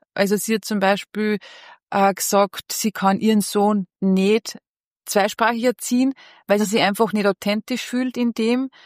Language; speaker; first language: German; early bilingual, other home language; Bosnian